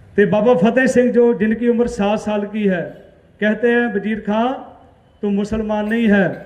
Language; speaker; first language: Hindi; non-native, local second language; Punjabi